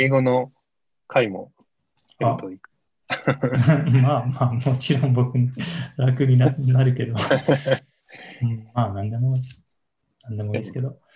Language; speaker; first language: Japanese; non-native, learner; English